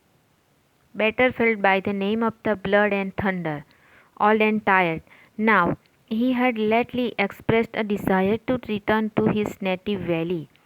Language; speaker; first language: English; non-native, local second language; Gujarati